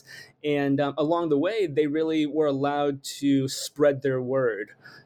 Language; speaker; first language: English; native; English